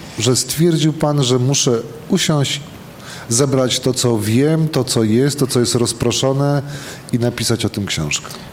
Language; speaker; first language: Polish; native; Polish